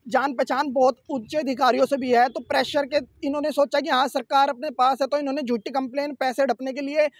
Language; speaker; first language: Hindi; native; Hindi